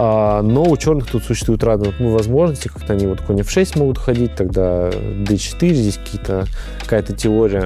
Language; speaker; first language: Russian; native; Russian